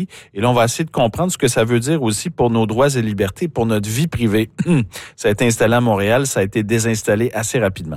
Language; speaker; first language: French; native; French